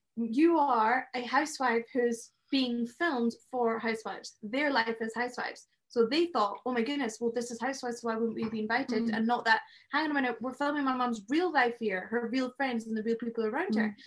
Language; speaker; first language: English; native; English